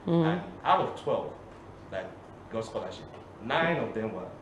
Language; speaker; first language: English; non-native, local second language; Yoruba